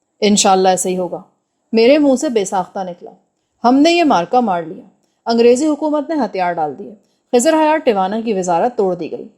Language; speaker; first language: Urdu; native; Urdu